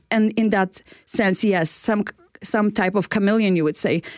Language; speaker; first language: English; non-native, fluent; Polish